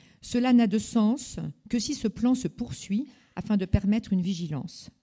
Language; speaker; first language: French; native; French